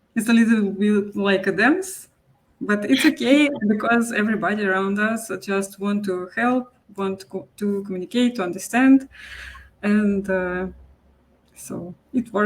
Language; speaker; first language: English; non-native, local second language; Russian